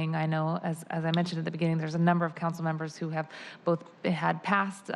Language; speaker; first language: English; native; English